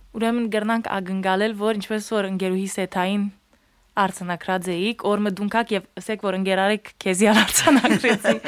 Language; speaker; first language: Armenian; early bilingual, heritage; Armenian